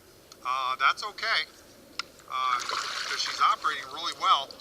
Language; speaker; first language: English; native; English